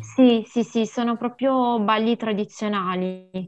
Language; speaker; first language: Italian; early bilingual, other home language; Sinhala